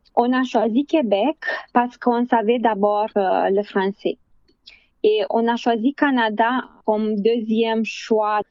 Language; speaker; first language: French; non-native, fluent; Romanian